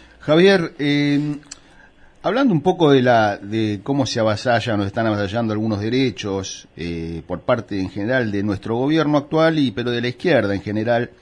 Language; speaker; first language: Spanish; native; Spanish